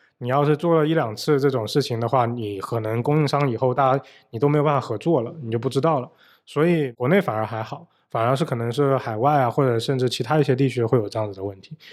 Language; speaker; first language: Chinese; native; Chinese